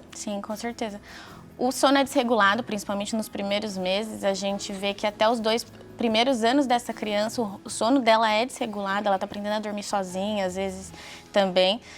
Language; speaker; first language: Portuguese; native; Portuguese